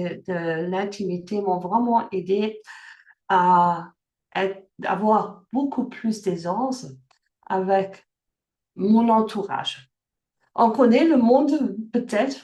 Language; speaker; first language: French; early bilingual, heritage; French